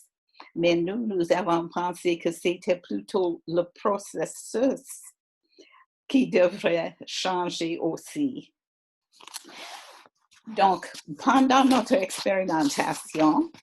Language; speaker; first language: French; non-native, fluent; English